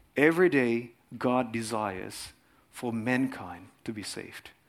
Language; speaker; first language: English; non-native, fluent; Indonesian